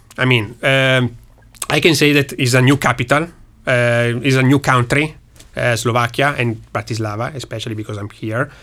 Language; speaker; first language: English; non-native, learner; Italian